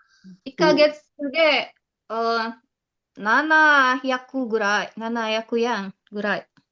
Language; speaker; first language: Japanese; non-native, learner; Indonesian